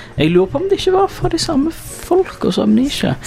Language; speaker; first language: Norwegian; native; Norwegian